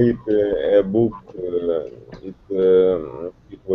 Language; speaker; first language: English; non-native, learner; Russian